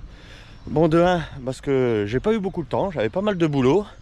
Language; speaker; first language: French; native; French